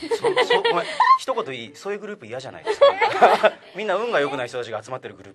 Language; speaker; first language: Japanese; native; Japanese